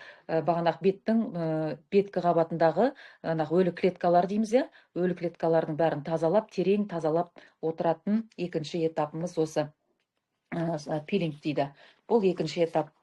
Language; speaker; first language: Kazakh; native; Kazakh